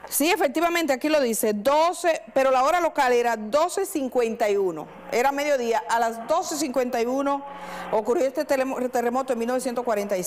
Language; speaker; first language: Spanish; native; Spanish